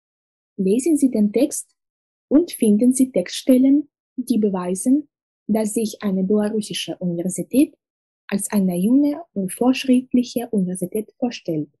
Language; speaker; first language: German; non-native, fluent; Russian